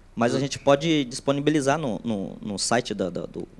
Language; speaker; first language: Portuguese; native; Portuguese